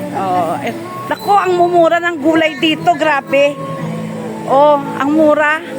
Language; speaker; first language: Filipino; non-native, local second language; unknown